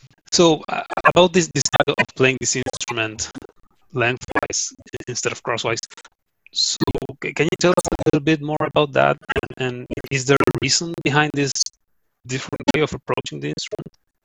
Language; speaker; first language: English; non-native, fluent; Spanish